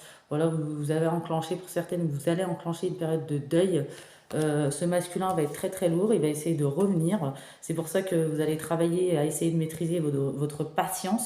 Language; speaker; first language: French; native; French